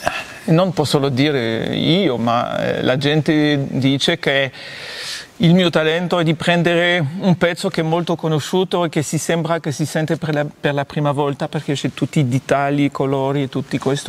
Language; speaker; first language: Italian; non-native, fluent; French